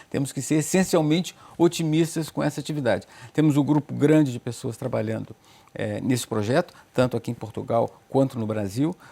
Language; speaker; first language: Portuguese; native; Portuguese